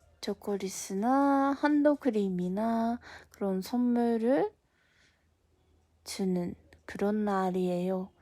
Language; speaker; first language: Korean; non-native, fluent; Japanese